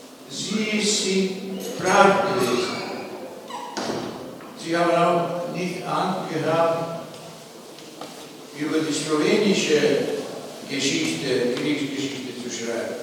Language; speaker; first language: German; non-native, fluent; Slovenian